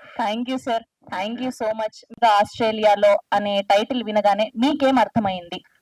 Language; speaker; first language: Telugu; native; Telugu